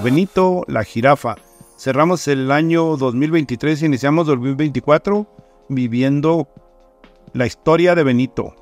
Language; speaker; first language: Spanish; native; Spanish